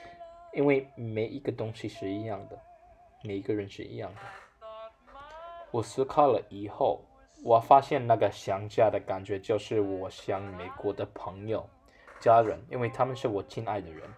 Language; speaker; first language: Chinese; non-native, learner; English